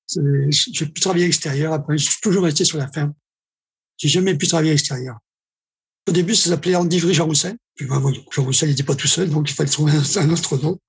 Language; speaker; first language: French; native; French